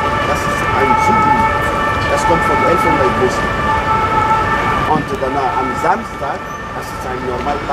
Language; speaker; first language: German; non-native, learner; French